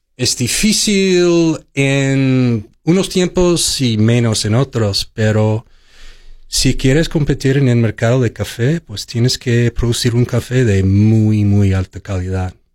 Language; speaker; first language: Spanish; non-native, fluent; English